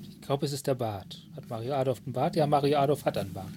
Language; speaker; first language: German; native; German